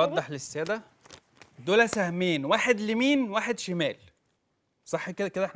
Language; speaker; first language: Arabic; native; Arabic